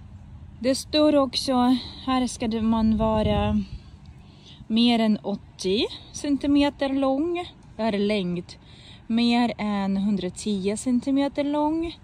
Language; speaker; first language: Swedish; non-native, fluent; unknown